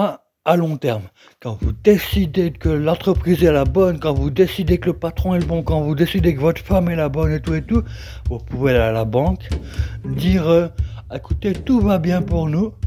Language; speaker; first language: French; native; French